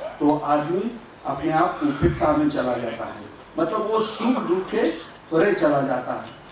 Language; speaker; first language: Hindi; non-native, local second language; Marathi